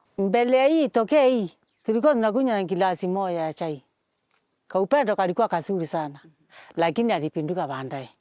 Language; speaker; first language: Swahili; non-native, local second language; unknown